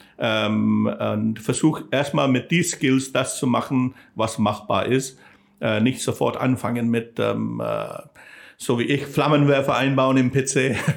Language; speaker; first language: German; non-native, fluent; English